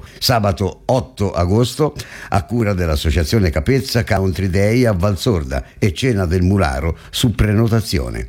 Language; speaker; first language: Italian; native; Italian